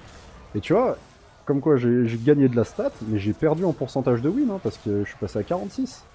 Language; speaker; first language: French; native; French